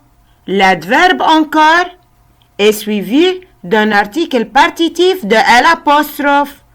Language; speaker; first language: French; non-native, local second language; Arabic